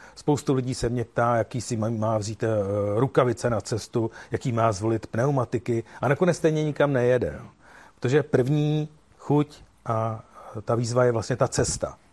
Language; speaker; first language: Czech; native; Czech